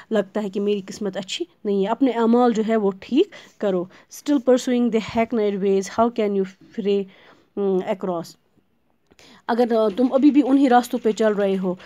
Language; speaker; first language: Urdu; non-native, local second language; Kashmiri